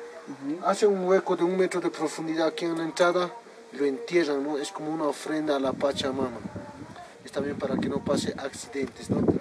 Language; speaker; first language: Spanish; native; Spanish